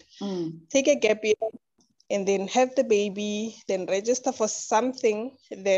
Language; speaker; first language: English; non-native, local second language; Tswana